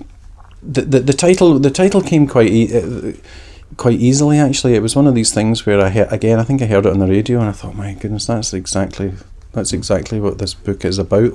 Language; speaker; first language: English; native; English